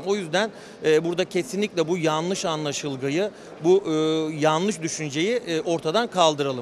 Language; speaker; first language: Turkish; native; Turkish